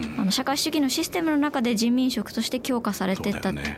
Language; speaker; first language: Japanese; native; Japanese